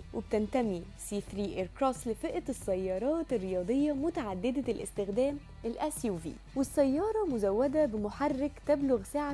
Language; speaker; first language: Arabic; native; Arabic